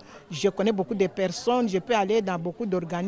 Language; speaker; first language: French; non-native, fluent; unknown